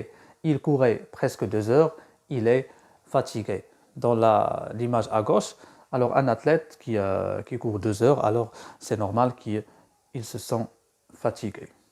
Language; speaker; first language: French; non-native, local second language; Arabic